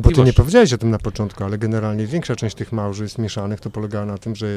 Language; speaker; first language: Polish; native; Polish